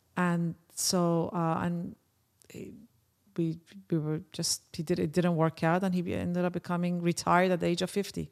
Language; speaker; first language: English; early bilingual, other home language; Persian